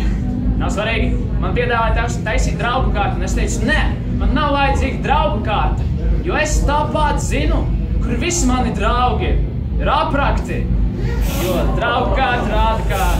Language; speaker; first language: Latvian; non-native, local second language; Russian